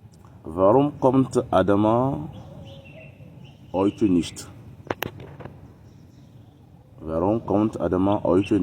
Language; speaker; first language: German; non-native, learner; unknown